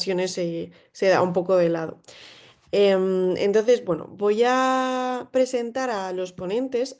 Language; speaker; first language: Spanish; native; Spanish